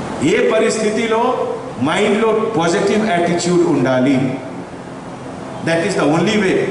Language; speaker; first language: Telugu; non-native, fluent; Hindi